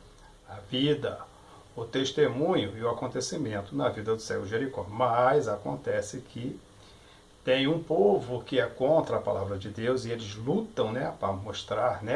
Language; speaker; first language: Portuguese; native; Portuguese